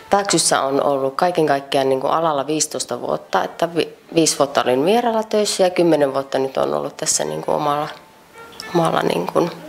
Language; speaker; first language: Finnish; native; Finnish